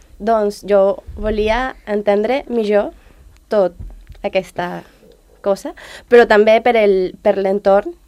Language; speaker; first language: Catalan; non-native, learner; Spanish